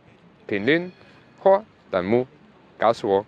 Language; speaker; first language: Chinese; non-native, fluent; German